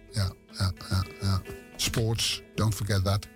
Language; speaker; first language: English; non-native, fluent; Dutch